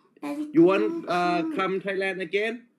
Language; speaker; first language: English; non-native, learner; Thai